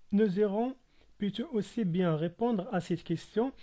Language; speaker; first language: French; non-native, local second language; Arabic